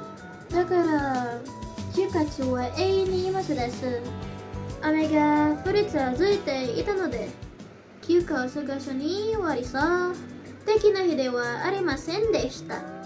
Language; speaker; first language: Japanese; non-native, learner; Indonesian